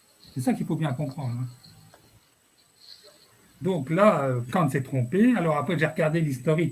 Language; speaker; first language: French; native; French